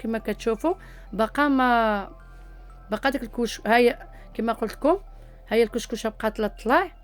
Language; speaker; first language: Arabic; native; Arabic